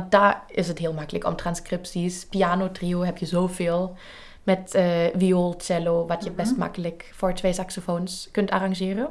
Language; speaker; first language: Dutch; native; Dutch